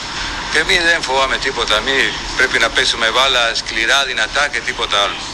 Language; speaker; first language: Greek; non-native, fluent; Spanish